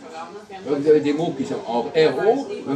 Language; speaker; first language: French; native; French